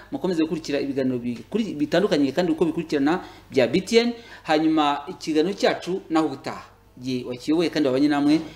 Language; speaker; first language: Kinyarwanda; native; Kinyarwanda